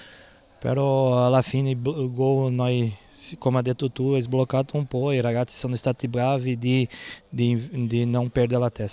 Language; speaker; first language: Italian; non-native, fluent; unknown